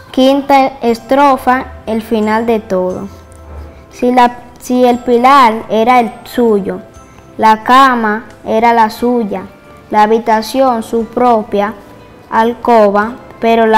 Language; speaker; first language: Spanish; native; Spanish